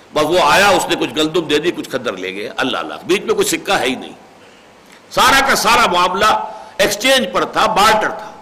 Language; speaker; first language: Urdu; native; Urdu